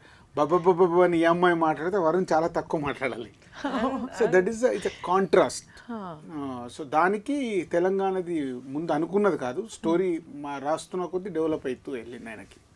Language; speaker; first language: Telugu; native; Telugu